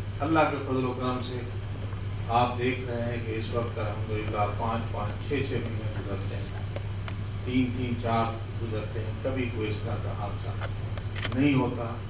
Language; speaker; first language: Urdu; non-native, local second language; Saraiki